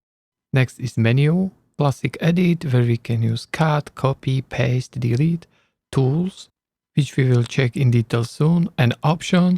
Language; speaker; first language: English; non-native, learner; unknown